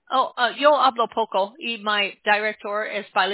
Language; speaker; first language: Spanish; non-native, learner; English